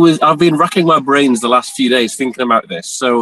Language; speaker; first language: English; native; English